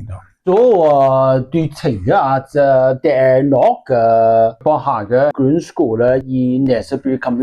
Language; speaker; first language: Norwegian; non-native, learner; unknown